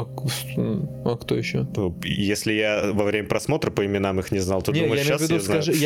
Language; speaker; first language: Russian; native; Russian